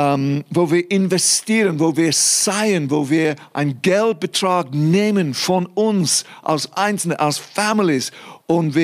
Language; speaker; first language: German; non-native, fluent; English